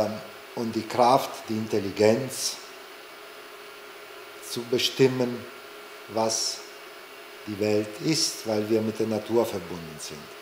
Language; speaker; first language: German; non-native, fluent; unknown